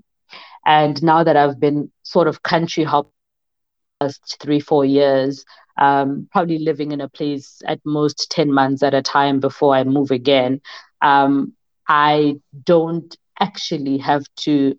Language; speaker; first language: English; non-native, local second language; Southern Sotho